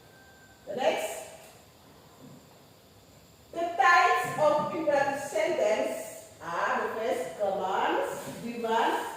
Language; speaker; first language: English; non-native, learner; Indonesian